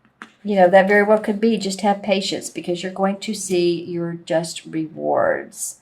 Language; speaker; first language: English; native; English